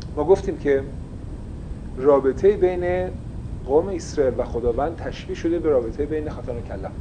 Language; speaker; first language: Persian; native; Persian